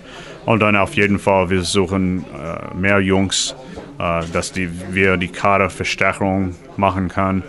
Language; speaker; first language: German; non-native, learner; English